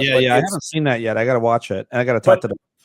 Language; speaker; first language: English; native; English